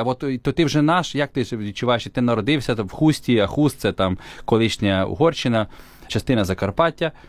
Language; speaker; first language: Ukrainian; native; Ukrainian